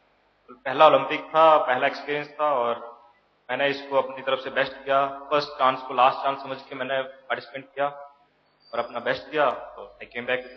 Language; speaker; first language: Hindi; native; Hindi